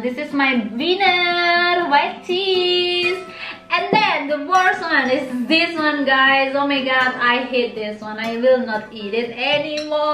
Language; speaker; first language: English; non-native, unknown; Indonesian